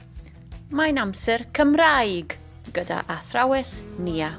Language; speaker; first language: Welsh; non-native, learner; Spanish